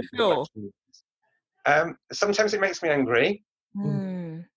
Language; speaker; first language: English; native; English